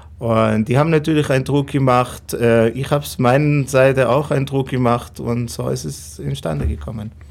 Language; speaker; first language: German; non-native, fluent; Hebrew